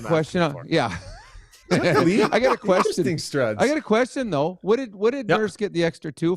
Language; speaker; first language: English; native; English